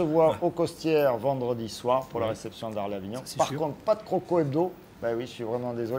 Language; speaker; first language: French; native; French